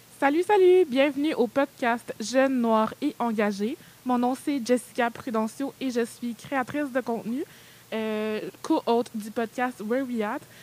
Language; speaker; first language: French; native; French